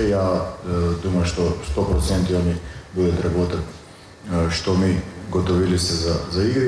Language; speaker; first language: Russian; non-native, learner; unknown